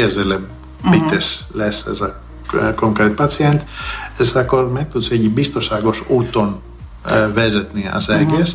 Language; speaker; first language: Hungarian; non-native, fluent; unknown